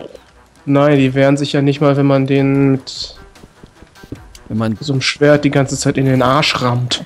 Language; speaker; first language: German; native; German